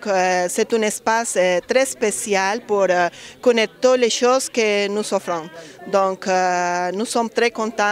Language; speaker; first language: French; non-native, fluent; Spanish